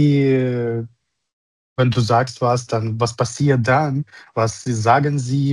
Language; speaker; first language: German; non-native, learner; Russian